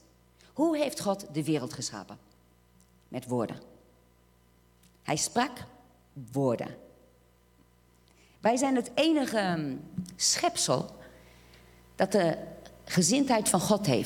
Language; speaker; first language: Dutch; non-native, fluent; Portuguese